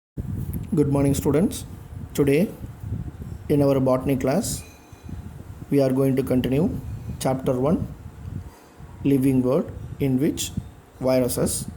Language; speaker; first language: English; non-native, local second language; Tamil